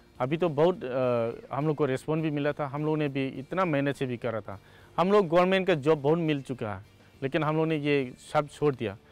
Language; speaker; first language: Hindi; non-native, local second language; Manipuri